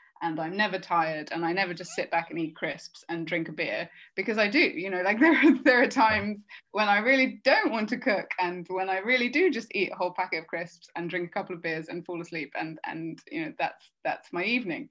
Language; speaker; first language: English; native; English